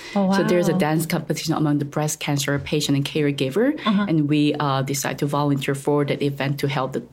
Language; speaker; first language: English; non-native, fluent; Korean